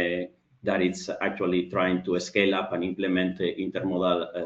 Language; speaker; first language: English; non-native, fluent; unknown